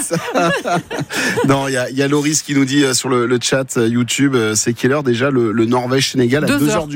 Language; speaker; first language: French; native; French